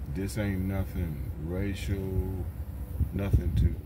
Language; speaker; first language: English; native; English